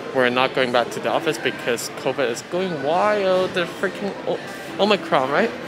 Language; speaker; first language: English; non-native, local second language; Cantonese